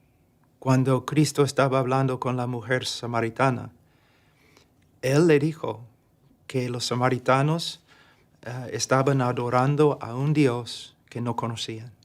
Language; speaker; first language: Spanish; non-native, fluent; English